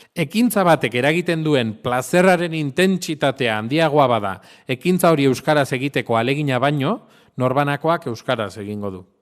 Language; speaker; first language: Basque; non-native, local second language; Spanish